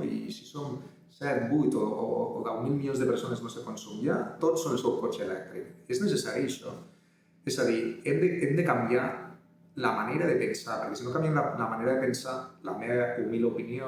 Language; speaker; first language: Catalan; native; Catalan